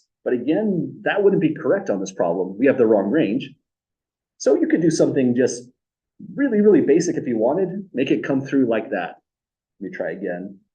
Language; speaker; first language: English; native; English